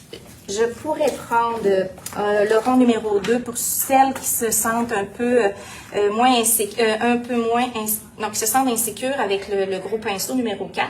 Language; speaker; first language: French; native; French